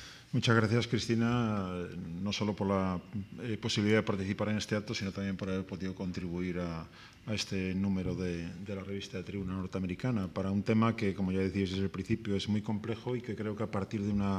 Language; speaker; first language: Spanish; native; Spanish